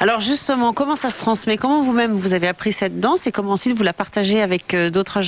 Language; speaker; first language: French; native; French